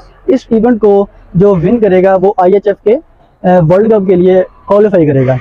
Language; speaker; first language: Urdu; non-native, local second language; Punjabi